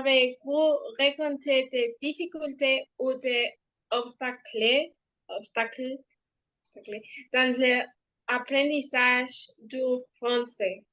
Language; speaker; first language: French; non-native, learner; Spanish